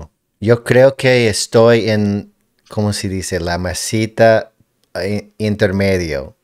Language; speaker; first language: Spanish; non-native, learner; English